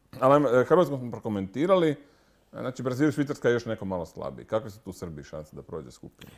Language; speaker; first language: Croatian; native; Croatian